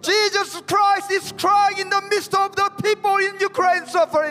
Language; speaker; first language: English; non-native, fluent; Korean